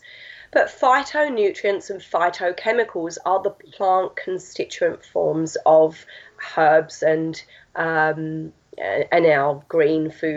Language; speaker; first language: English; native; English